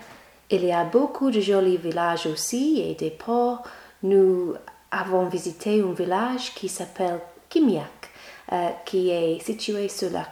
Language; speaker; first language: French; non-native, learner; English